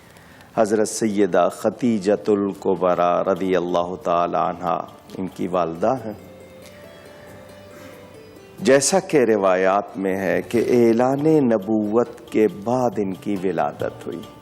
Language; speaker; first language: Urdu; native; Urdu